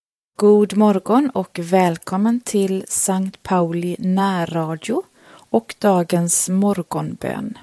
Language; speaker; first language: Swedish; native; Swedish